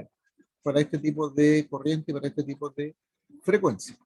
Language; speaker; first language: Spanish; native; Spanish